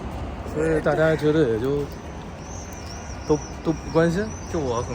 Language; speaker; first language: Chinese; native; Chinese